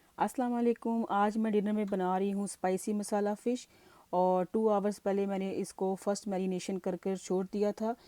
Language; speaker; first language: Urdu; native; Urdu